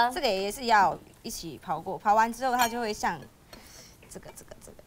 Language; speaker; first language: Chinese; native; Chinese